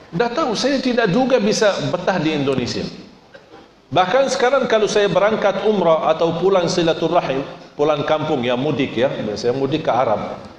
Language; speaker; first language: Indonesian; non-native, fluent; Arabic